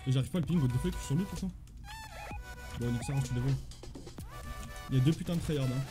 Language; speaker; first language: French; native; French